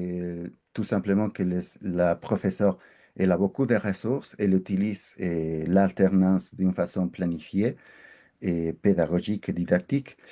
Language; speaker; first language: French; non-native, fluent; Spanish